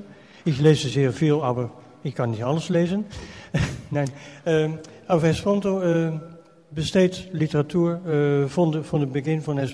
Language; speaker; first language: German; non-native, fluent; Dutch